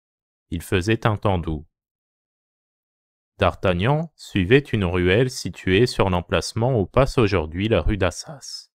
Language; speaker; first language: French; non-native, fluent; Japanese